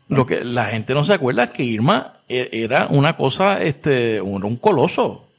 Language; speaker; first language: Spanish; native; Spanish